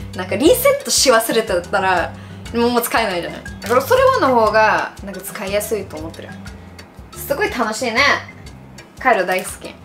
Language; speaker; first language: Japanese; non-native, fluent; English